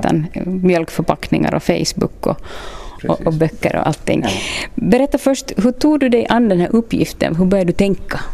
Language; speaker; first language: Swedish; native; Swedish